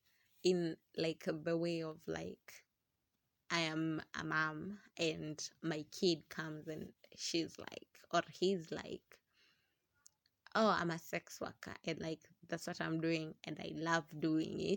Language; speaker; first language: English; non-native, local second language; Swahili